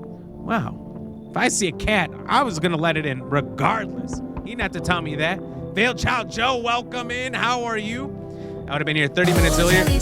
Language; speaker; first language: English; native; English